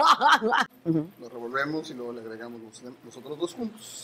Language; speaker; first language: Spanish; native; Spanish